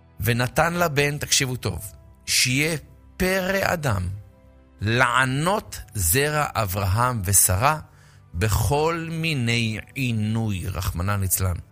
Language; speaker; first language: Hebrew; native; Hebrew